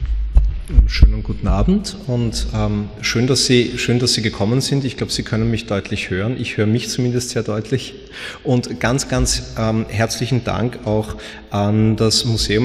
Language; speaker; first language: German; native; German